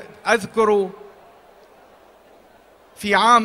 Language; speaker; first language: Arabic; native; Arabic